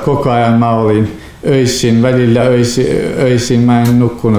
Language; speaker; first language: Finnish; non-native, fluent; Kurdish